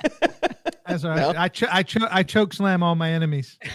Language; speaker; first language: English; native; English